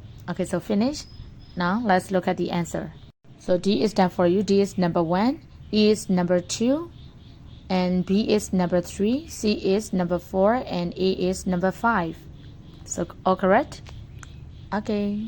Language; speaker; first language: English; non-native, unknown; Burmese